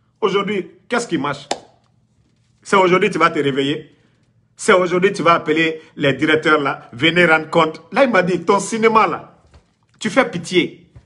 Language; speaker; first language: French; non-native, local second language; Mandingo